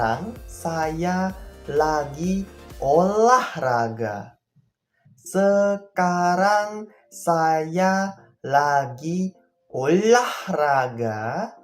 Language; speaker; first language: Indonesian; non-native, fluent; Korean